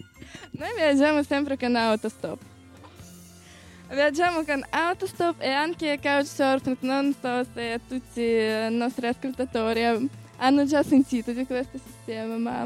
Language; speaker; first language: Italian; non-native, learner; Russian